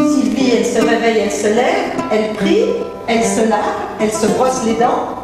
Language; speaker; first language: French; native; French